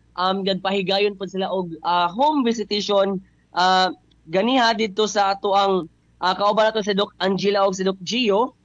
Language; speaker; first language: Cebuano; native; Cebuano